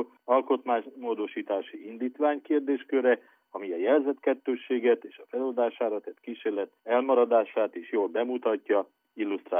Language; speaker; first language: Hungarian; native; Hungarian